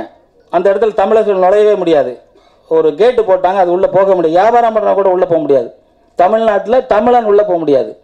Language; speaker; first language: Tamil; native; Tamil